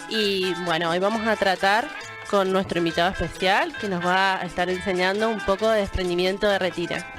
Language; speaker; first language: Spanish; native; Spanish